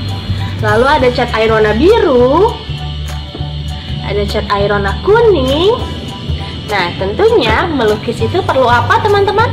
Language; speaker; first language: Indonesian; native; Indonesian